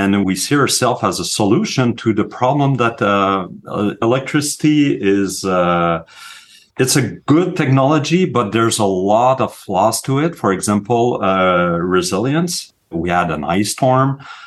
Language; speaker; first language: English; non-native, fluent; French